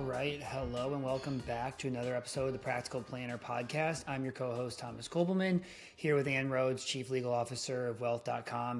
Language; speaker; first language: English; native; English